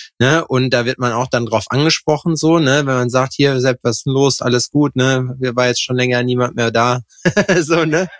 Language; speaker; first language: German; native; German